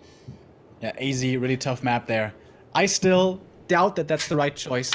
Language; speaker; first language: English; non-native, fluent; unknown